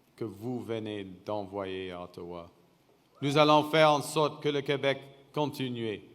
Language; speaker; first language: French; non-native, fluent; English